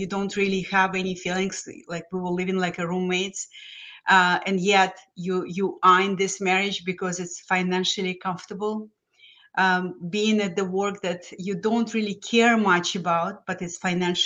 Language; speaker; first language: English; non-native, fluent; Lithuanian